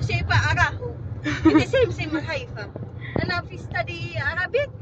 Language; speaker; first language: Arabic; non-native, learner; Filipino